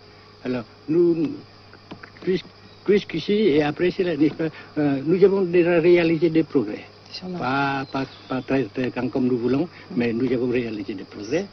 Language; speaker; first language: French; non-native, fluent; Vietnamese